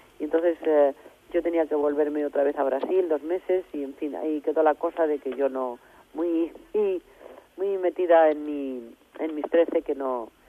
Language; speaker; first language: Spanish; native; Spanish